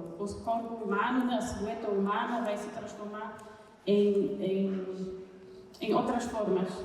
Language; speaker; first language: Portuguese; non-native, fluent; German